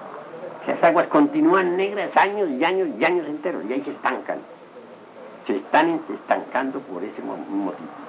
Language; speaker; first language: Spanish; native; Spanish